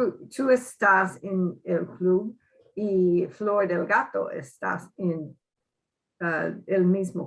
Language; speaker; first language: Spanish; non-native, learner; English